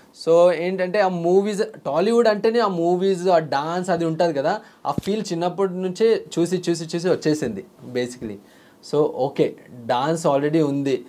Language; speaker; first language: Telugu; native; Telugu